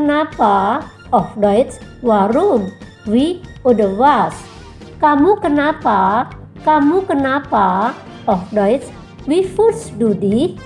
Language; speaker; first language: German; non-native, fluent; Indonesian